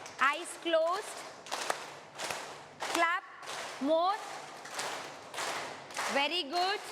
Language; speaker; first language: English; non-native, local second language; Kannada